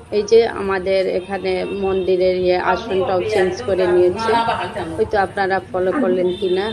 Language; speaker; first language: Bangla; non-native, local second language; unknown